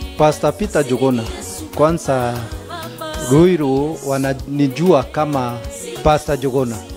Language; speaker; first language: Swahili; native; Swahili